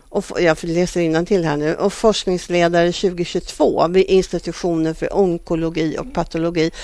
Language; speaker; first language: Swedish; native; Swedish